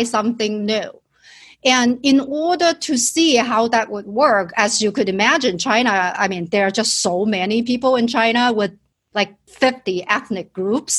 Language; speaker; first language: English; non-native, fluent; Chinese